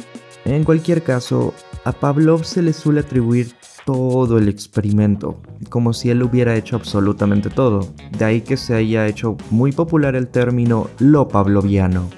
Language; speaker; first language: Spanish; native; Spanish